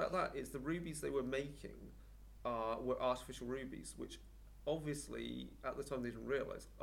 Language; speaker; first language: English; native; English